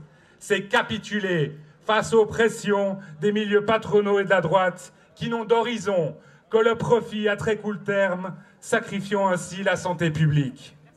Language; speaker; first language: French; native; French